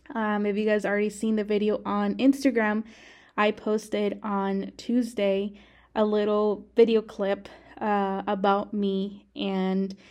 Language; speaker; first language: English; early bilingual, other home language; Spanish